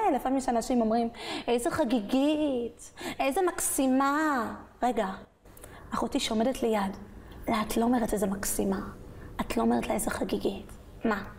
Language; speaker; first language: Hebrew; early bilingual, other home language; French